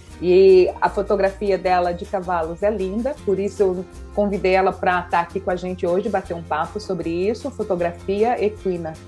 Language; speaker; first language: Portuguese; native; Portuguese